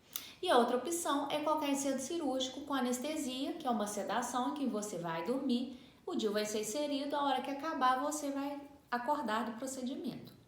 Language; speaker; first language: Portuguese; native; Portuguese